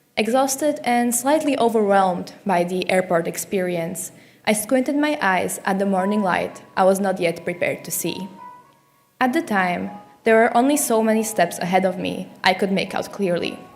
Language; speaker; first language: English; non-native, fluent; Slovak